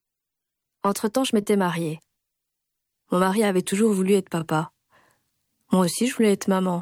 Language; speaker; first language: French; native; French